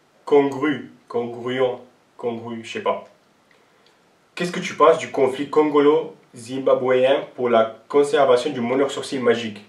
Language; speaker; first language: French; non-native, local second language; Armenian